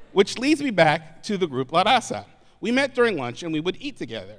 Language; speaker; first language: English; native; English